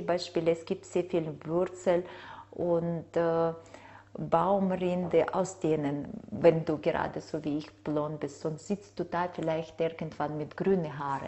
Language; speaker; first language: German; non-native, fluent; Russian